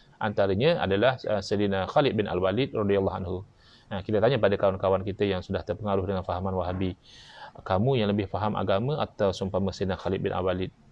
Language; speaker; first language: Malay; native; Malay